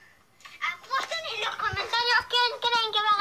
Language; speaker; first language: Spanish; native; Spanish